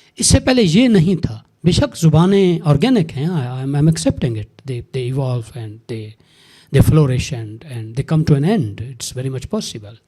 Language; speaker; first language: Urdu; non-native, local second language; Saraiki